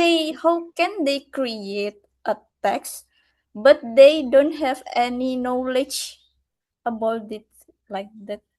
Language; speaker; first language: English; non-native, fluent; Indonesian